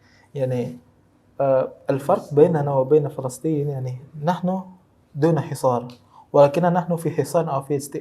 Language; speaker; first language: Arabic; non-native, fluent; Indonesian